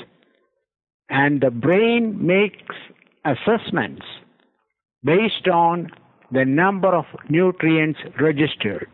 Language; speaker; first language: English; non-native, local second language; Malayalam